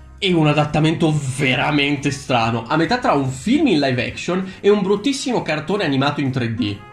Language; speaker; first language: Italian; early bilingual, other home language; Romanian